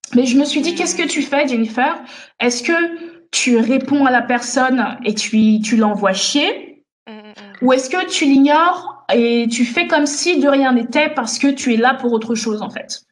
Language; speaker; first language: French; native; French